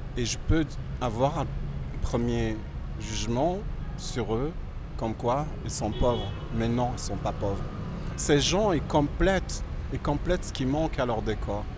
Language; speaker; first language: French; non-native, local second language; Berber languages